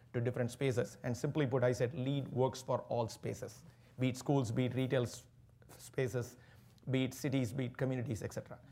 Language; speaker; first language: English; non-native, local second language; Tamil